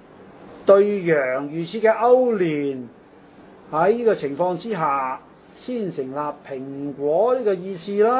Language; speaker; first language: Chinese; non-native, local second language; Cantonese